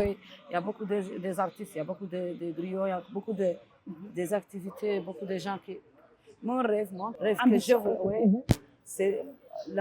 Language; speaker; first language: French; non-native, learner; Arabic